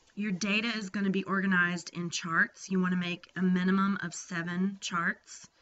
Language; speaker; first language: English; native; English